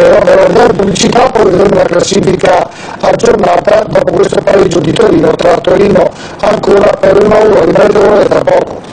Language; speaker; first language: Italian; native; Italian